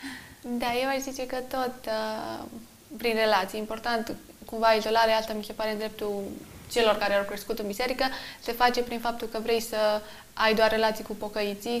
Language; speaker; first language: Romanian; native; Romanian